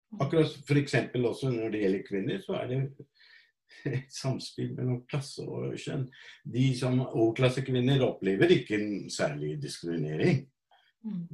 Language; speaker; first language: Norwegian; non-native, fluent; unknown